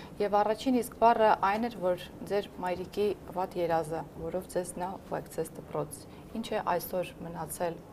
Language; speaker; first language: Armenian; native; Armenian